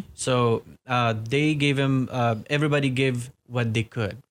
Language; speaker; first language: English; non-native, fluent; Persian